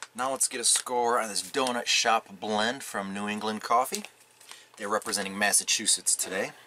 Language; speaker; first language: English; native; English